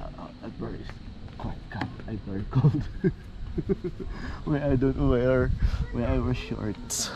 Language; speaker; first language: English; non-native, learner; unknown